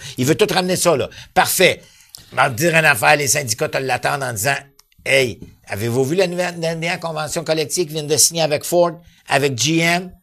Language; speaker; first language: French; native; French